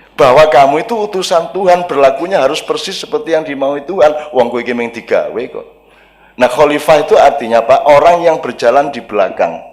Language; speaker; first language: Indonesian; non-native, local second language; Javanese